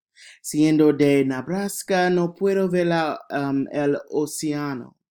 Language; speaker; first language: Spanish; non-native, learner; English